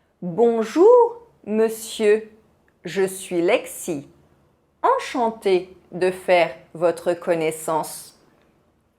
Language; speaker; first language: French; non-native, fluent; Portuguese